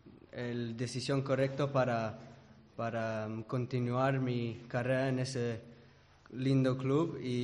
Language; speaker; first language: Spanish; early bilingual, heritage; English